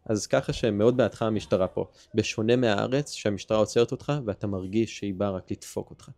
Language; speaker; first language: Hebrew; early bilingual, heritage; Hebrew